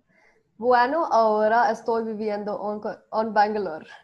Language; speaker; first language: Spanish; non-native, learner; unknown